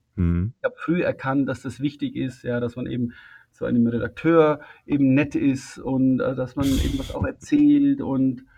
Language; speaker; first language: German; native; German